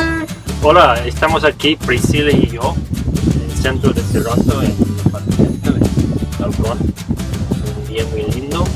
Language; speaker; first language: Spanish; non-native, fluent; English